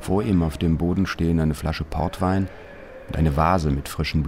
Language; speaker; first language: German; native; German